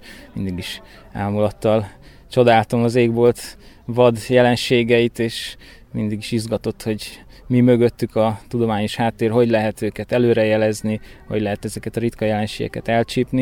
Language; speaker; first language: Hungarian; native; Hungarian